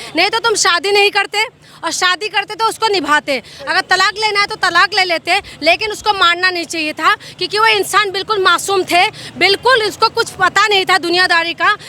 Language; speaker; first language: Hindi; non-native, local second language; Assamese